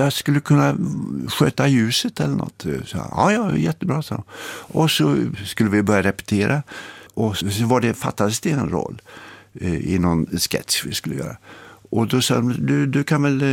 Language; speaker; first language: Swedish; native; Swedish